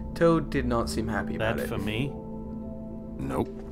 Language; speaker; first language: English; native; English